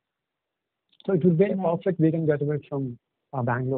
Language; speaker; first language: English; non-native, local second language; Telugu